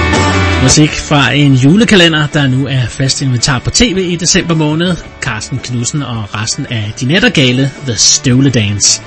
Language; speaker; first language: Danish; native; Danish